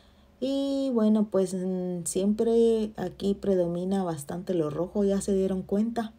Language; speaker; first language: Spanish; native; Spanish